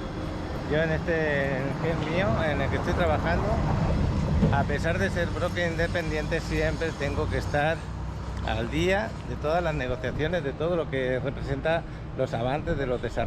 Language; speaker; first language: Spanish; native; Spanish